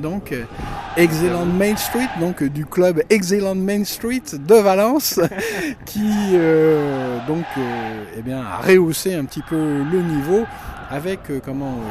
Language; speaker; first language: French; native; French